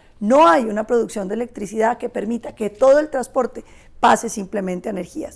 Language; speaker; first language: Spanish; native; Spanish